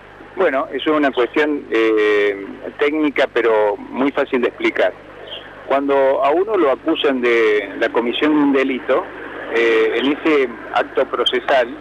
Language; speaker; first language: Spanish; native; Spanish